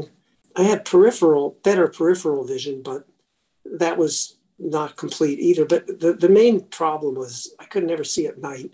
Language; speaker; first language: English; native; English